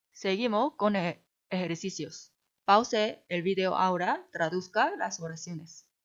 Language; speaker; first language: Spanish; non-native, fluent; Korean